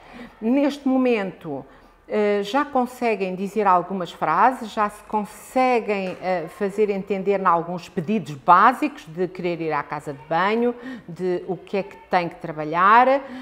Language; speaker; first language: Portuguese; native; Portuguese